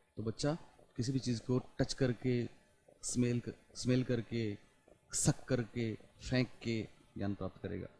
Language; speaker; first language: Hindi; native; Hindi